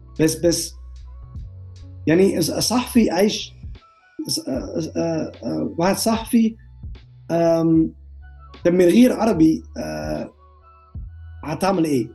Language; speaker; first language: Arabic; non-native, learner; Dutch